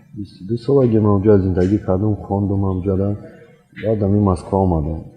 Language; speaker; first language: Tajik; non-native, local second language; Russian